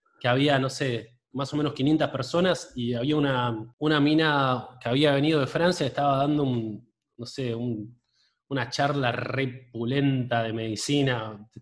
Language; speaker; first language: Spanish; native; Spanish